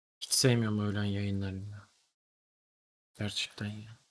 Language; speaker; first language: Turkish; native; Turkish